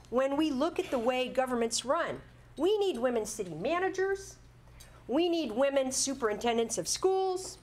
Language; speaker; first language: English; native; English